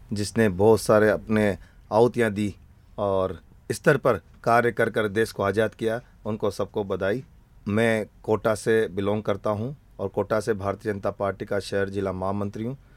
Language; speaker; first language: Hindi; native; Hindi